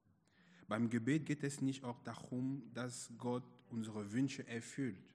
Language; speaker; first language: German; non-native, fluent; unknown